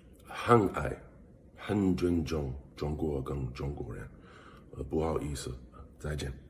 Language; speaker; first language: Chinese; non-native, learner; English